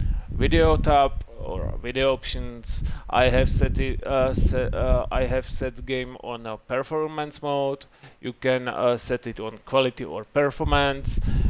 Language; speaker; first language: English; non-native, learner; Czech